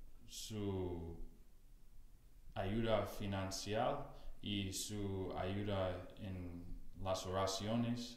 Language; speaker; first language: Spanish; non-native, fluent; English